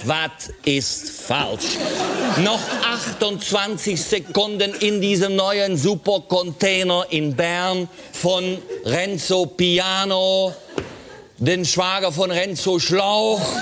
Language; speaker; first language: German; native; German